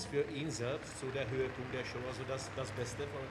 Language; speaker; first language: German; non-native, local second language; Czech